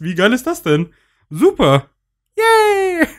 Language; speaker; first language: German; native; German